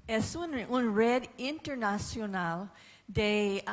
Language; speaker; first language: Spanish; non-native, fluent; English